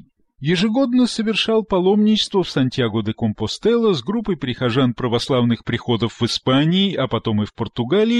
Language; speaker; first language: Russian; native; Russian